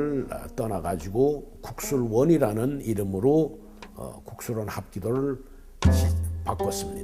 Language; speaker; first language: Korean; native; Korean